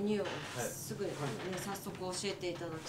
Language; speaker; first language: Japanese; native; Japanese